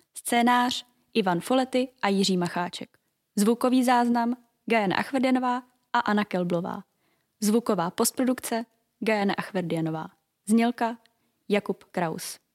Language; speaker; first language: Czech; native; Czech